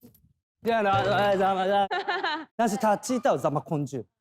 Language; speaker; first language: Chinese; non-native, fluent; Thai